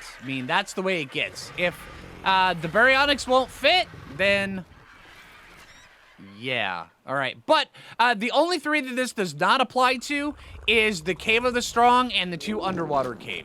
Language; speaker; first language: English; native; English